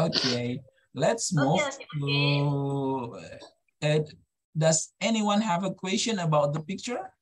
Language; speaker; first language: English; non-native, fluent; Indonesian